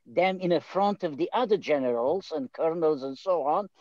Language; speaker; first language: English; non-native, fluent; Romanian